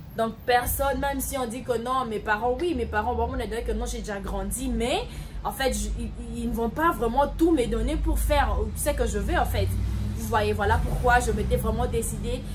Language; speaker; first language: French; non-native, local second language; Lingala